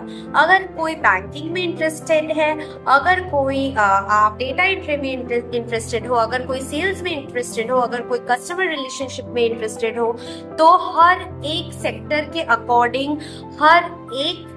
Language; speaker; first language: Hindi; non-native, local second language; Bangla